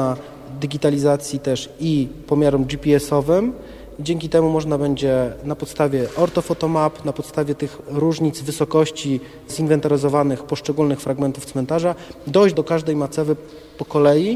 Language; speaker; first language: Polish; native; Polish